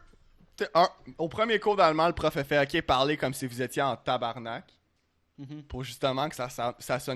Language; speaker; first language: French; native; French